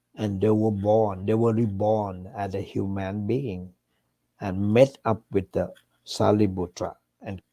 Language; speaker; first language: English; non-native, fluent; Thai